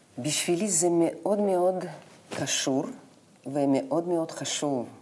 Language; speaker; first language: Hebrew; non-native, fluent; Russian